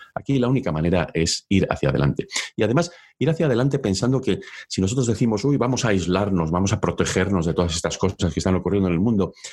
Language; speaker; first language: Spanish; native; Spanish